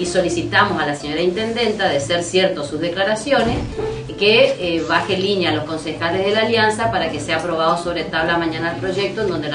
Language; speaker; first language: Spanish; native; Spanish